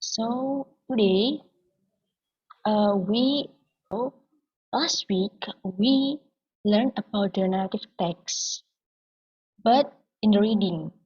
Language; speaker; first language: English; non-native, learner; Indonesian